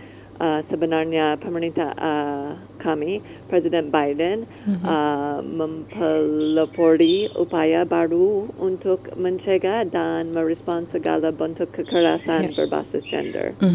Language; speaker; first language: Indonesian; non-native, learner; English